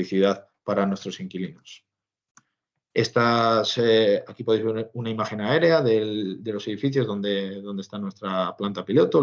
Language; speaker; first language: Spanish; native; Spanish